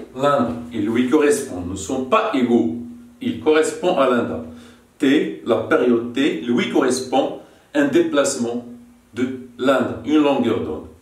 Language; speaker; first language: French; non-native, local second language; Arabic